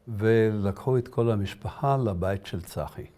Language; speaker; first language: Hebrew; early bilingual, other home language; Arabic